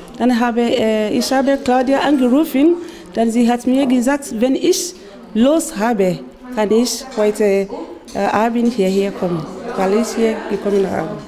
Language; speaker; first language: German; non-native, learner; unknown